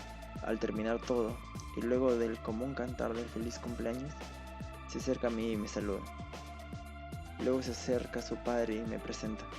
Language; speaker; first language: Spanish; native; Spanish